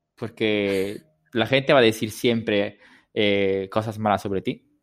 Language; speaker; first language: Spanish; non-native, fluent; Italian